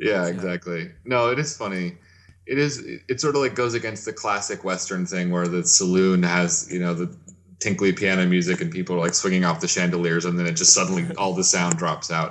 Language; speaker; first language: English; native; English